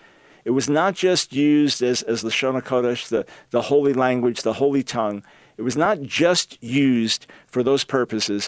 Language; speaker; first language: English; native; English